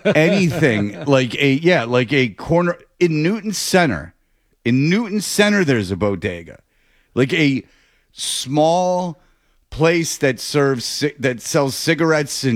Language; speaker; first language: English; native; English